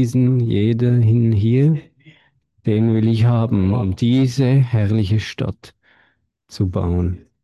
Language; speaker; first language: German; non-native, fluent; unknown